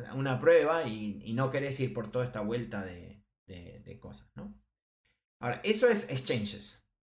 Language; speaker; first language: Spanish; native; Spanish